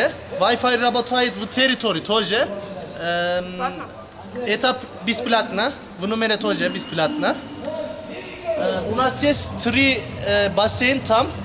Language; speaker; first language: Russian; non-native, learner; Turkish